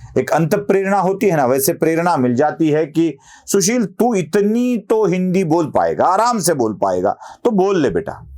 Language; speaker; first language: Hindi; non-native, local second language; Marathi